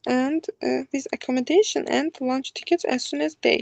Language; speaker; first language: English; non-native, fluent; Azerbaijani